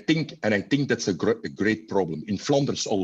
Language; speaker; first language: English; non-native, learner; Dutch